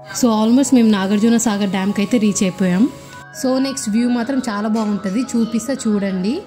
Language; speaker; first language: Telugu; non-native, local second language; Lambadi